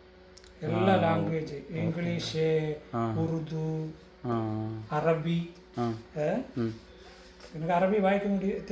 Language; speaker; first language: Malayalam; non-native, learner; Tamil